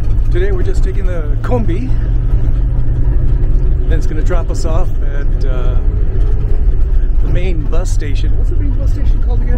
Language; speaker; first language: English; early bilingual, other home language; Spanish